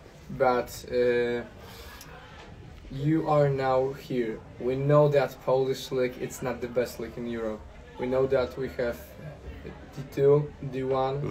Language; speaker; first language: English; non-native, fluent; Polish